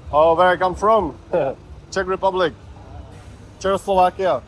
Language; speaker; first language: English; non-native, learner; Czech